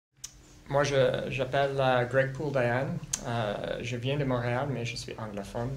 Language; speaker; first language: French; non-native, local second language; English